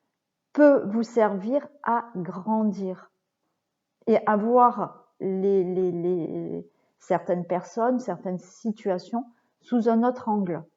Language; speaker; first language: French; native; French